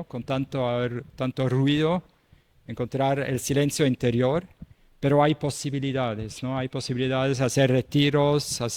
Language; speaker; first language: Spanish; non-native, fluent; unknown